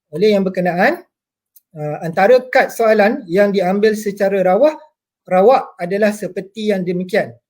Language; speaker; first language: Malay; native; Malay